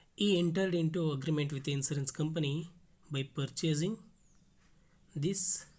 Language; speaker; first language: English; non-native, local second language; Kannada